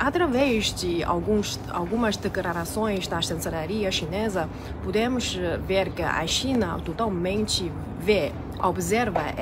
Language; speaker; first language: Portuguese; non-native, fluent; Chinese